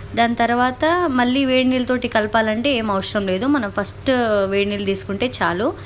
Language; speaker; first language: Telugu; non-native, local second language; Lambadi